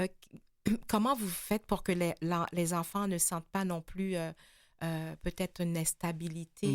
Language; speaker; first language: French; native; French